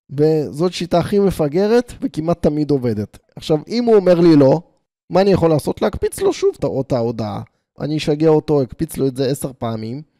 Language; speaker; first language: Hebrew; native; Hebrew